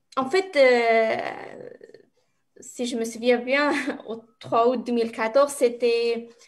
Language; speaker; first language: French; non-native, learner; Arabic